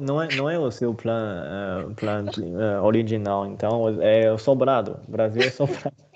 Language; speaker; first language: Portuguese; non-native, fluent; Chinese